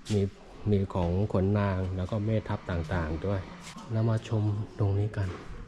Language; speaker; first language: Thai; non-native, fluent; Chinese